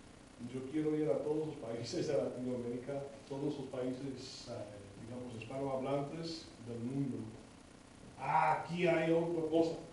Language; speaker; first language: Spanish; non-native, fluent; English